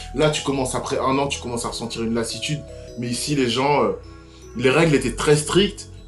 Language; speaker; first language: French; native; French